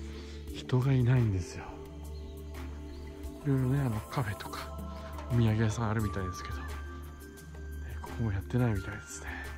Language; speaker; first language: Japanese; native; Japanese